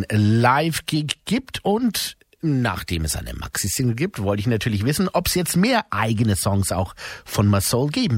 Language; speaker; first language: German; native; German